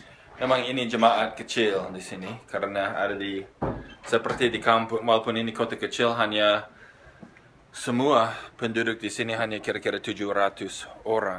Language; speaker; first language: Indonesian; non-native, fluent; English